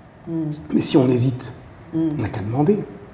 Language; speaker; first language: French; native; French